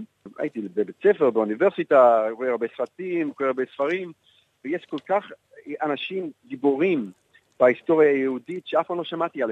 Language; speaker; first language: Hebrew; non-native, fluent; English